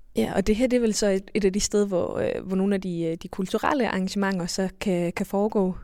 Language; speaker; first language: Danish; native; Danish